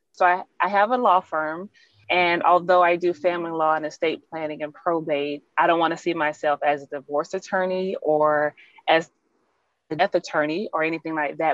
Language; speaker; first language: English; native; English